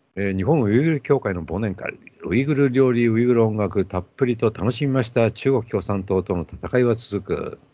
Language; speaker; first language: Japanese; native; Japanese